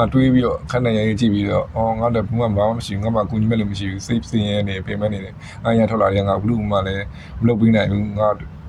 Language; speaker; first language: Burmese; native; Burmese